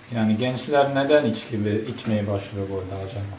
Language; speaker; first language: Turkish; early bilingual, heritage; Norwegian